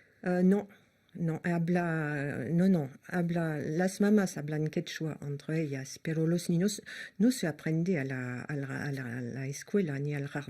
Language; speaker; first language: Spanish; non-native, fluent; French